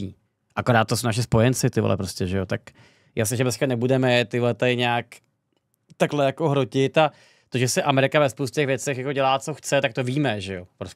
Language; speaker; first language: Czech; native; Czech